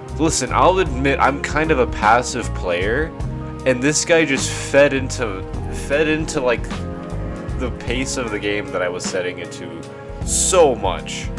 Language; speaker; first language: English; native; English